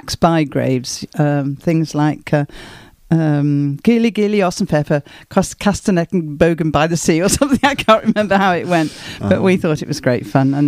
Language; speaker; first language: English; native; English